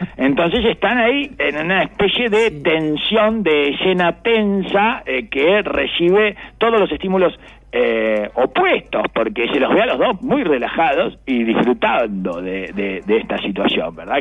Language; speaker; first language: Spanish; native; Spanish